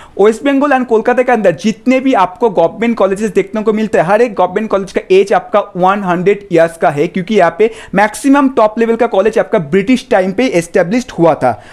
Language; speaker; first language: Hindi; non-native, local second language; Bangla